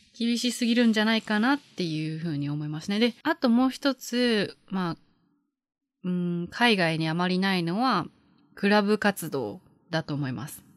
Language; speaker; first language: Japanese; native; Japanese